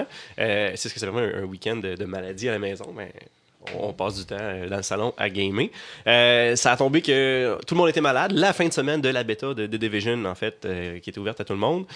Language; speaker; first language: French; native; French